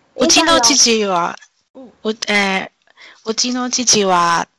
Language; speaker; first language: Japanese; non-native, learner; Chinese